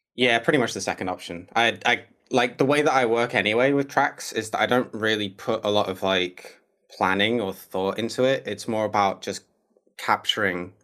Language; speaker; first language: English; native; English